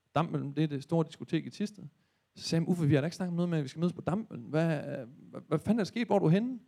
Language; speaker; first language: Danish; native; Danish